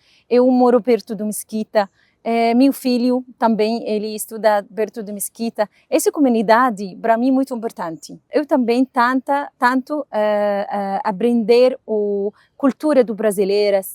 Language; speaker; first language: Portuguese; non-native, learner; Arabic